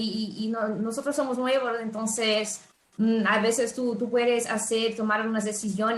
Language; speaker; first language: Spanish; non-native, fluent; Portuguese